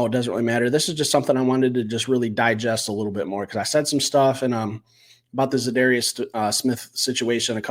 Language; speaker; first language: English; native; English